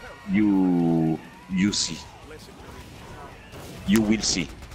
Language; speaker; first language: English; non-native, learner; French